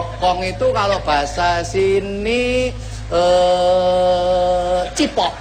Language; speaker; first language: Indonesian; non-native, local second language; Javanese